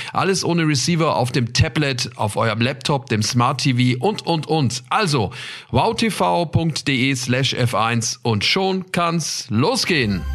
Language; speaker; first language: German; native; German